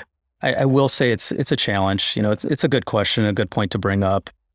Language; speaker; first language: English; native; English